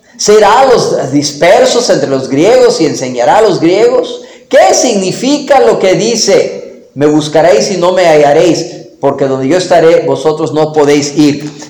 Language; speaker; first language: Spanish; non-native, fluent; English